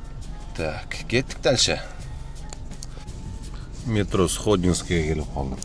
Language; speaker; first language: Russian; non-native, local second language; Kyrgyz